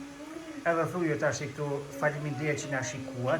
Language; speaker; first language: Albanian; native; Albanian